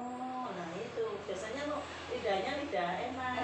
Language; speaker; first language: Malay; non-native, local second language; Javanese